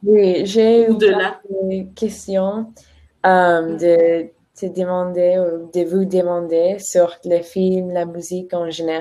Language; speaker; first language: French; non-native, learner; Spanish